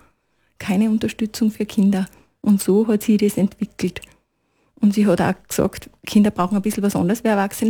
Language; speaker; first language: German; native; German